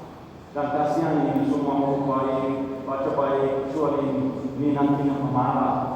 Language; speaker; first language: Indonesian; non-native, learner; Arabic